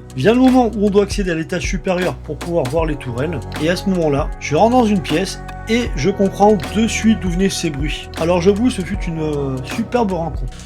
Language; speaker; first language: French; native; French